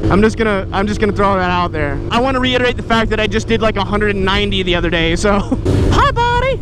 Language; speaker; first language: English; native; English